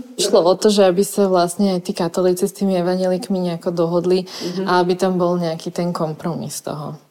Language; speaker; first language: Slovak; native; Slovak